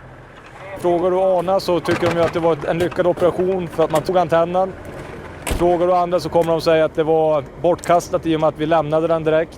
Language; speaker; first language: Swedish; native; Swedish